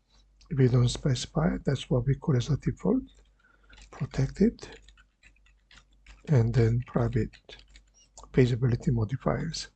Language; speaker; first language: English; non-native, fluent; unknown